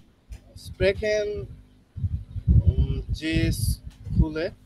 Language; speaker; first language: German; non-native, learner; Bangla